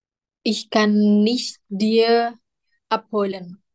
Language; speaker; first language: German; non-native, learner; Indonesian